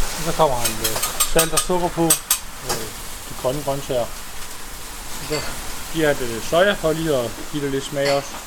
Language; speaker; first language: Danish; native; Danish